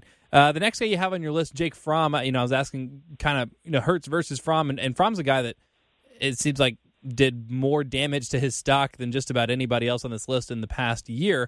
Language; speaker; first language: English; native; English